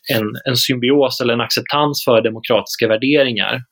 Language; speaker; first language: Swedish; native; Swedish